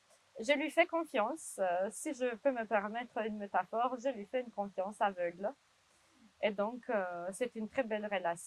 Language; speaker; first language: French; non-native, fluent; Romanian